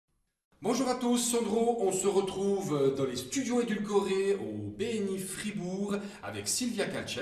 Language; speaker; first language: French; native; French